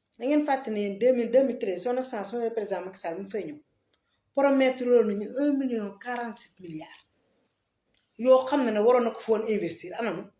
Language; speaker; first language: Wolof; non-native, local second language; Fula